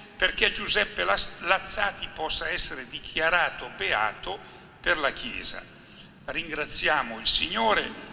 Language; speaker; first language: Italian; native; Italian